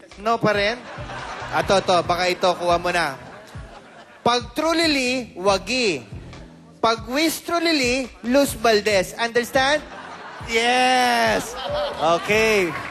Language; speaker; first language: Filipino; native; Filipino